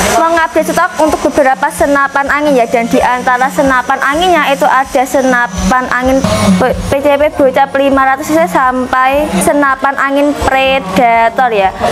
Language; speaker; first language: Indonesian; native; Indonesian